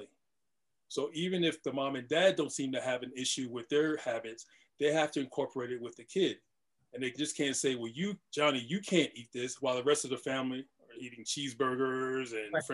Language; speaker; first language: English; native; English